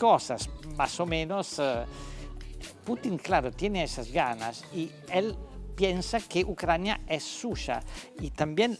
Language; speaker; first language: Spanish; non-native, fluent; Italian